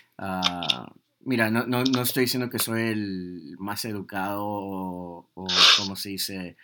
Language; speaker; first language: Spanish; early bilingual, heritage; Spanish